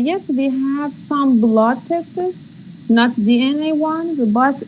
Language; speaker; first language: English; non-native, fluent; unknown